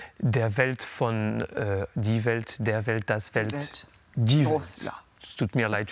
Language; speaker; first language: German; non-native, fluent; French